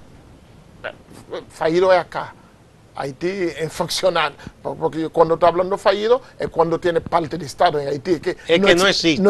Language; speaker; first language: Spanish; non-native, fluent; Haitian Creole